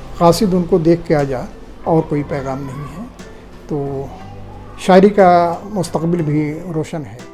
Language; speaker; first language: Urdu; native; Urdu